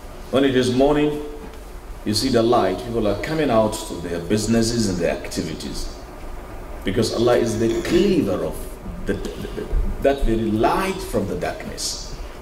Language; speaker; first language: English; non-native, local second language; Hausa